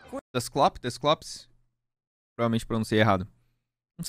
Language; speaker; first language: Portuguese; native; Portuguese